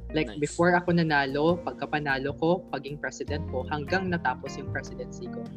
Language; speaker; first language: Filipino; native; Filipino